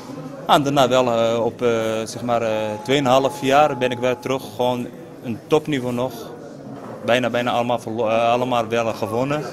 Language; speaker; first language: Dutch; non-native, learner; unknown